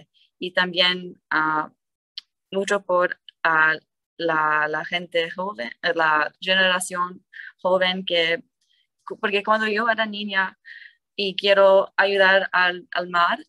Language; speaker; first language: Spanish; non-native, learner; English